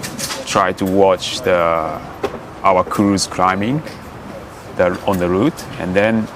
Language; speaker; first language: English; non-native, learner; Japanese